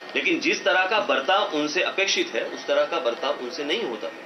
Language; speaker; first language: Hindi; non-native, local second language; Marathi